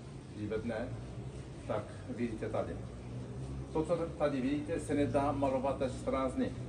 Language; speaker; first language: Czech; non-native, fluent; Romanian